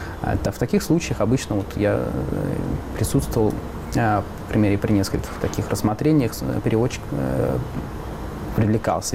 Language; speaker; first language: Russian; native; Russian